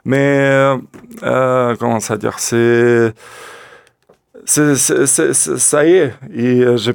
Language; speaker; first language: French; non-native, learner; Russian